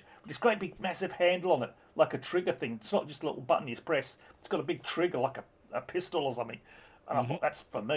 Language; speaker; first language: English; native; English